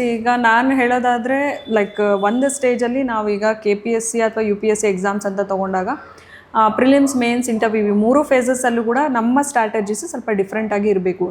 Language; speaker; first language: Kannada; non-native, local second language; Lambadi